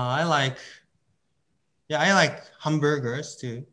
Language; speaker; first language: English; non-native, fluent; Japanese